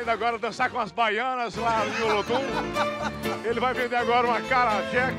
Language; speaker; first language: Portuguese; native; Portuguese